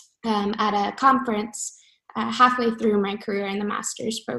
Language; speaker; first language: English; native; English